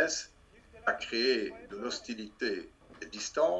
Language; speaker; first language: French; native; French